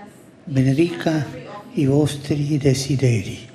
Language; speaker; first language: Italian; non-native, fluent; Spanish